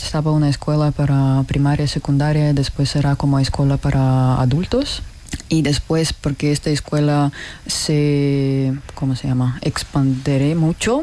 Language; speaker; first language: Spanish; non-native, fluent; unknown